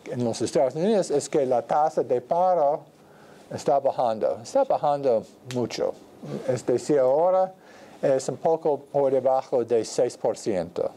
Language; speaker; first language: Spanish; non-native, fluent; English